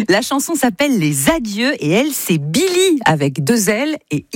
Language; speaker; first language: French; native; French